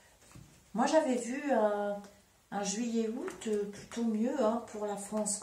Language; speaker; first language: French; native; French